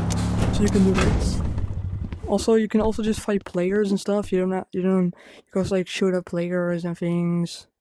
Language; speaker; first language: English; non-native, fluent; Dutch